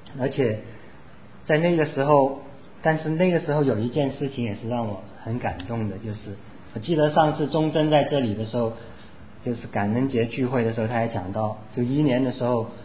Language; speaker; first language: Chinese; non-native, local second language; Cantonese